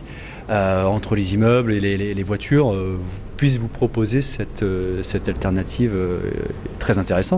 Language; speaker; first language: French; native; French